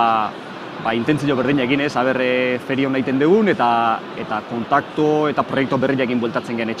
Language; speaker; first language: Basque; native; Basque